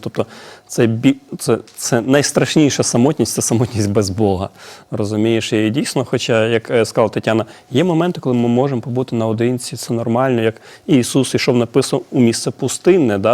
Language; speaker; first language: Ukrainian; native; Ukrainian